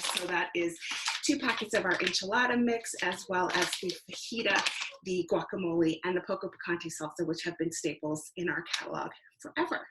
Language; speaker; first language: English; native; English